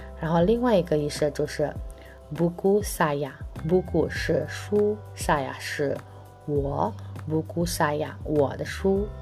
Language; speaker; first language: Chinese; non-native, fluent; Indonesian